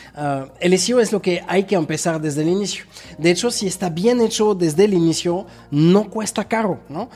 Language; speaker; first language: Spanish; non-native, fluent; French